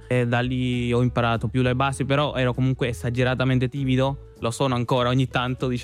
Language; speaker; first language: Italian; non-native, fluent; Spanish